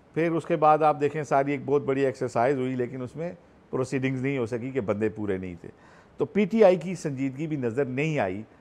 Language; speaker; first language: Urdu; native; Urdu